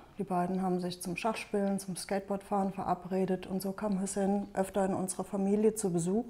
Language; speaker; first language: German; native; German